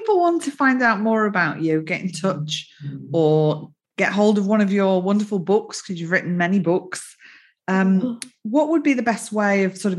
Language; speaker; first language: English; native; English